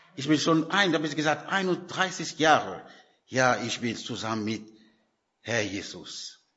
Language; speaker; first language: German; non-native, learner; French